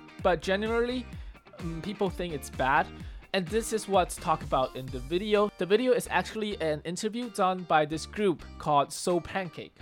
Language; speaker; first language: English; early bilingual, other home language; Chinese